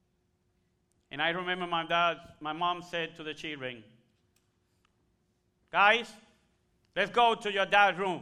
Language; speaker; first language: English; non-native, learner; Spanish